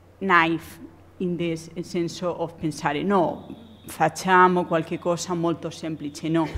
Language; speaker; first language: Italian; non-native, learner; Spanish